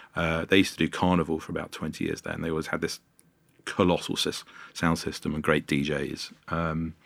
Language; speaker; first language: English; native; English